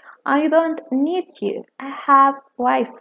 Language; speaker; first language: English; non-native, learner; Spanish